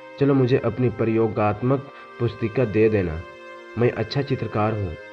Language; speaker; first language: Hindi; native; Hindi